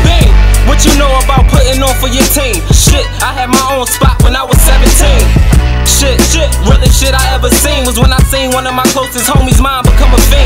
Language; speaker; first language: English; native; English